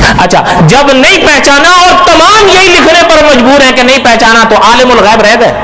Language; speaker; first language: Urdu; non-native, local second language; Pashto